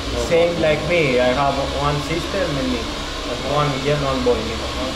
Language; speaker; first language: English; non-native, learner; Greek